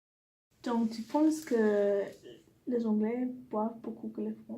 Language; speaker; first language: French; non-native, learner; English